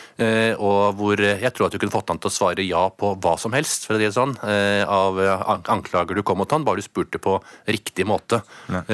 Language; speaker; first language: Norwegian; native; Norwegian